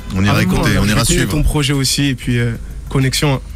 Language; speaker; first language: French; native; French